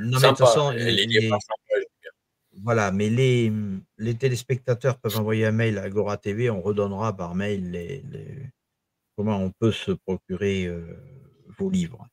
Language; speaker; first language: French; native; French